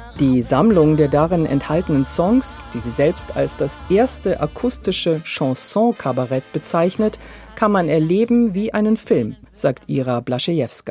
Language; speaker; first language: German; native; German